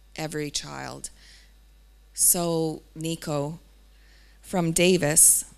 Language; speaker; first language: English; native; English